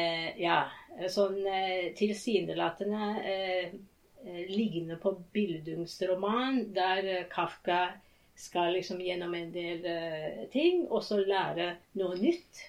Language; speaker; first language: Norwegian; non-native, fluent; Japanese